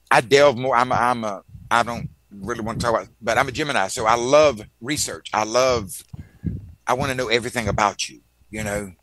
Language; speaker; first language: English; native; English